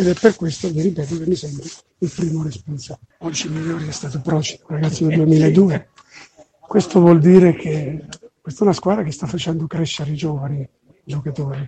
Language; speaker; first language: Italian; native; Italian